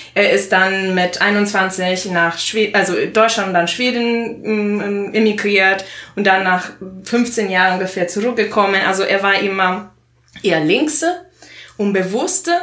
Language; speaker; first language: German; non-native, fluent; Italian